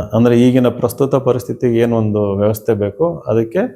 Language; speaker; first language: Kannada; native; Kannada